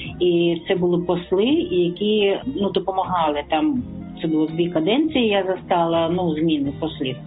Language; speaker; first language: Ukrainian; native; Ukrainian